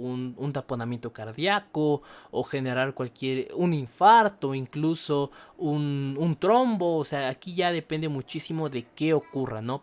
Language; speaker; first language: Spanish; native; Spanish